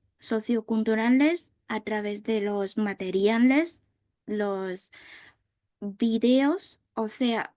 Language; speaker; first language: Spanish; non-native, fluent; Vietnamese